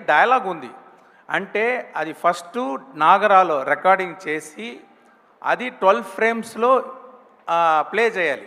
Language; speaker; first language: Telugu; non-native, learner; Tamil